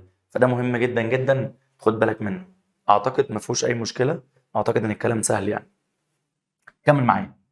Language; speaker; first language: Arabic; native; Arabic